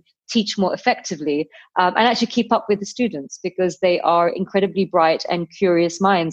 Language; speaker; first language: English; native; English